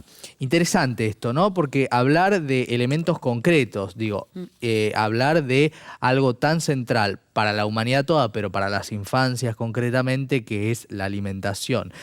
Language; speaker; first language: Spanish; native; Spanish